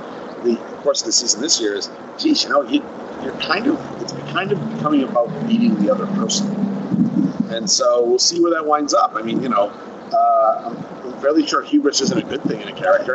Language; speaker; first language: English; native; English